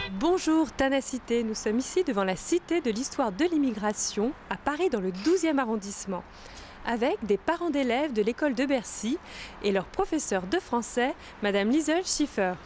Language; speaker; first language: French; native; French